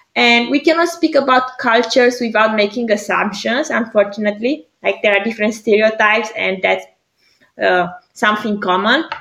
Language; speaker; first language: English; non-native, fluent; Greek